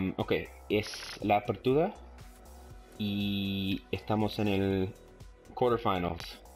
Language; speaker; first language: Spanish; early bilingual, heritage; Spanish